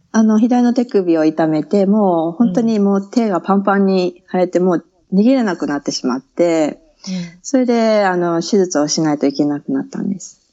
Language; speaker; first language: Japanese; native; Japanese